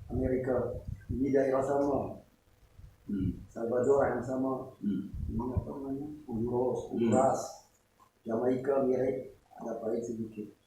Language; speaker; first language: Indonesian; non-native, learner; French